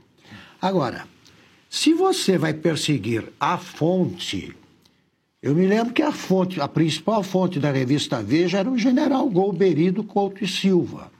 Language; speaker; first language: Portuguese; native; Portuguese